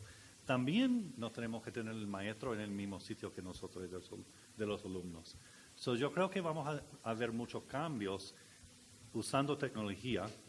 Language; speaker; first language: Spanish; non-native, learner; English